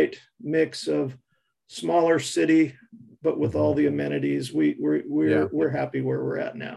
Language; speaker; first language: English; native; English